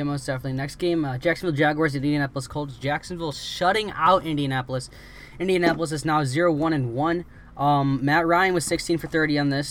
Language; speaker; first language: English; native; English